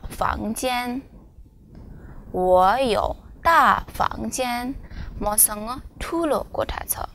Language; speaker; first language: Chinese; non-native, learner; Nepali